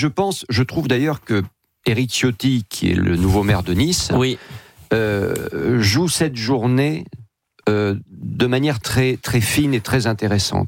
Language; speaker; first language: French; native; French